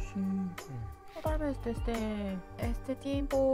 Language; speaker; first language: Spanish; non-native, learner; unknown